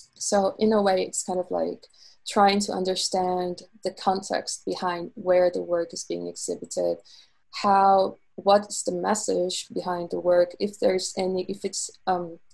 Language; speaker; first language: English; non-native, fluent; Portuguese